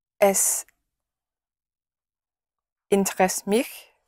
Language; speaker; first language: German; non-native, learner; English